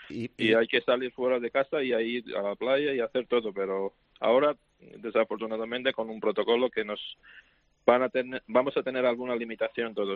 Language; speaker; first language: Spanish; non-native, fluent; Georgian